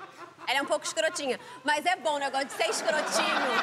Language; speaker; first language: Portuguese; native; Portuguese